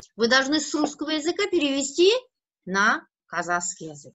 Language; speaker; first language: Russian; non-native, local second language; Kazakh